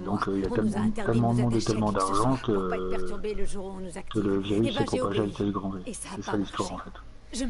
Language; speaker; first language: French; native; French